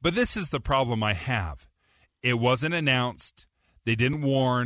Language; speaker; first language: English; native; English